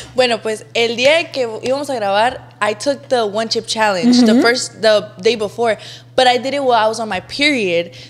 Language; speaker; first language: English; early bilingual, other home language; Spanish